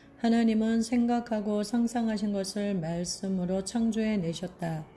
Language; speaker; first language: Korean; native; Korean